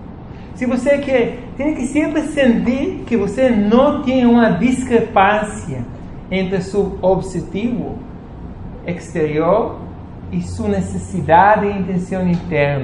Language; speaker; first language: Portuguese; non-native, fluent; Spanish